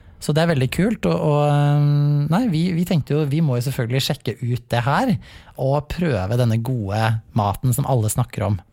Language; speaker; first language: Norwegian; native; Norwegian